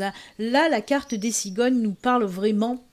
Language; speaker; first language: French; native; French